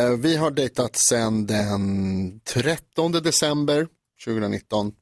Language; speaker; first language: Swedish; native; Swedish